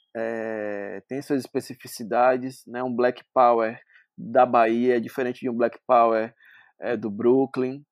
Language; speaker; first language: Portuguese; native; Portuguese